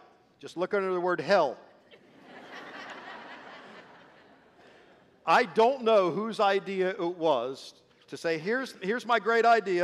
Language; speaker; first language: English; early bilingual, other home language; Swedish